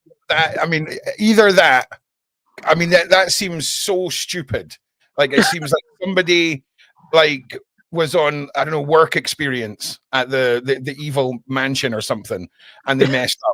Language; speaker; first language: English; native; English